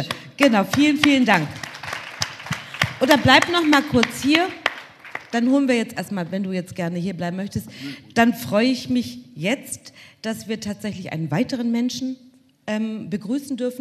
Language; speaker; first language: German; native; German